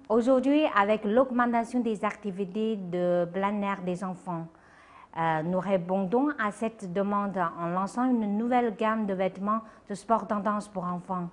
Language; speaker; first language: French; non-native, fluent; Chinese